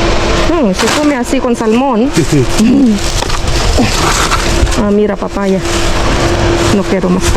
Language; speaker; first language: Spanish; non-native, learner; Filipino